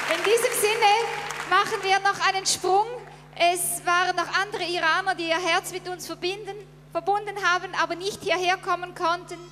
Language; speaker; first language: German; native; German